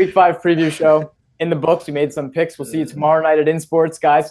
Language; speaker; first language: English; native; English